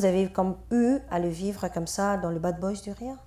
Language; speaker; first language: French; native; French